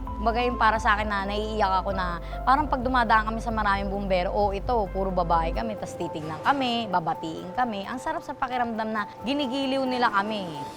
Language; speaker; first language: Filipino; native; Filipino